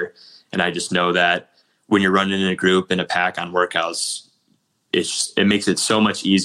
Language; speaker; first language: English; native; English